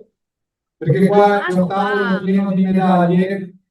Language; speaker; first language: Italian; native; Italian